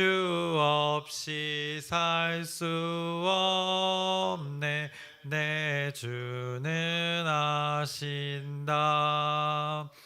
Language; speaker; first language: Korean; native; Korean